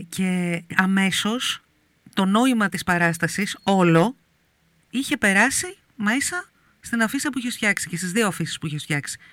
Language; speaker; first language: Greek; native; Greek